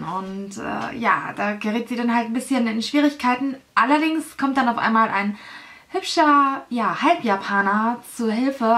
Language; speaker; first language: German; native; German